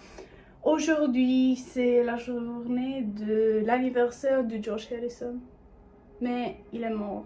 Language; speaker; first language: French; non-native, learner; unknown